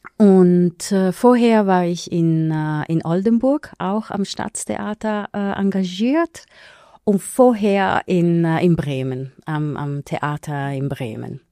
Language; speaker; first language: German; non-native, fluent; Italian